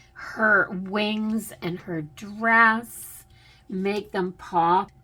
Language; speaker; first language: English; native; English